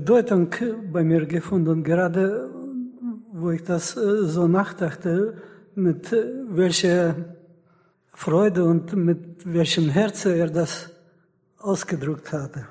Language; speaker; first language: German; non-native, fluent; Russian